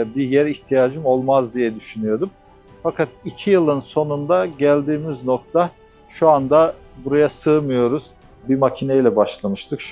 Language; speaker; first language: Turkish; native; Turkish